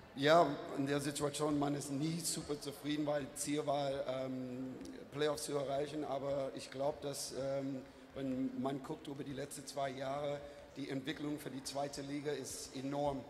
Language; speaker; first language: German; non-native, fluent; English